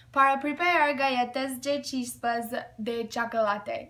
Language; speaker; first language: Spanish; non-native, learner; English